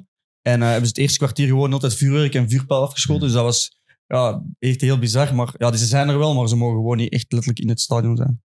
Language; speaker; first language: Dutch; native; Dutch